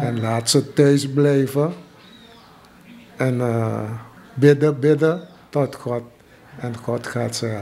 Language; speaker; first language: Dutch; non-native, local second language; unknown